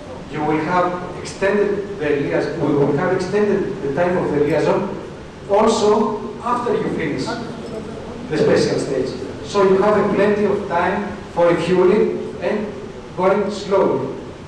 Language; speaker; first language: English; non-native, fluent; Greek